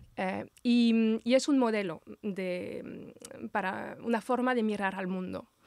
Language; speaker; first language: Spanish; non-native, fluent; French